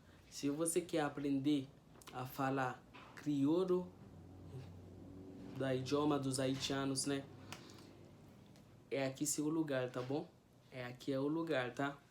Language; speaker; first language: Portuguese; non-native, fluent; Haitian Creole